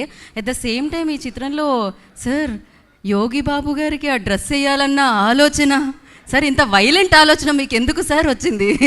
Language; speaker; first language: Telugu; native; Telugu